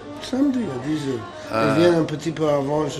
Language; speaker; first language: French; non-native, fluent; English